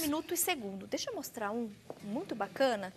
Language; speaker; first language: Portuguese; native; Portuguese